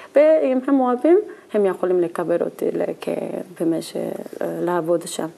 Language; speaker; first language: Hebrew; non-native, fluent; Korean